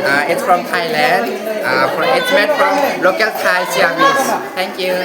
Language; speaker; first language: English; non-native, local second language; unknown